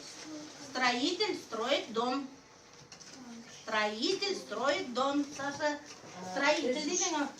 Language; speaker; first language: Russian; non-native, local second language; Tatar